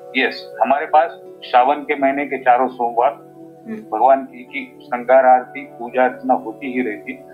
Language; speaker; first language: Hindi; non-native, local second language; Marathi